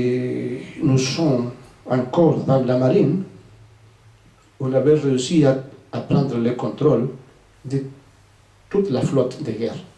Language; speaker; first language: French; non-native, fluent; Spanish